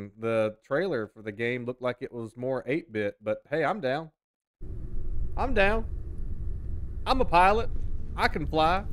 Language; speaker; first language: English; native; English